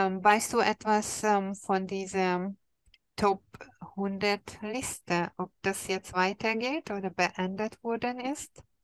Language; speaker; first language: German; non-native, fluent; Hungarian